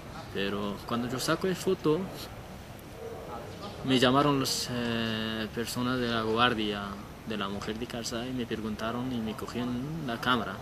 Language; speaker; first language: Spanish; non-native, learner; Persian